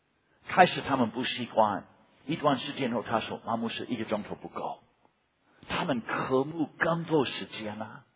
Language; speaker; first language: Chinese; non-native, fluent; English